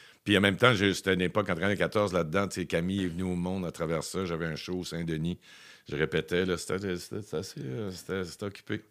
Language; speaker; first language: French; native; French